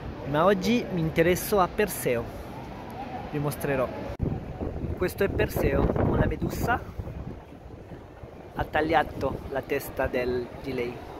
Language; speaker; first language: Italian; non-native, fluent; French